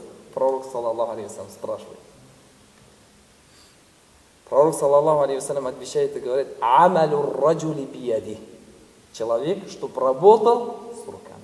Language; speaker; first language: Russian; non-native, fluent; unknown